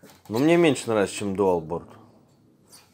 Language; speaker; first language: Russian; native; Russian